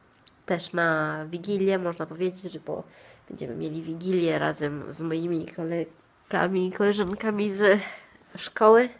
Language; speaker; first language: Polish; non-native, fluent; Italian